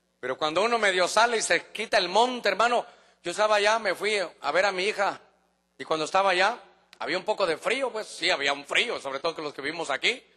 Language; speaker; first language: Spanish; native; Spanish